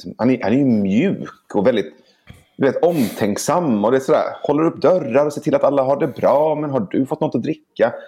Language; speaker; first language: Swedish; early bilingual, other home language; Persian